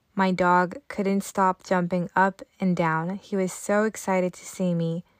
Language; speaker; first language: English; early bilingual, other home language; Japanese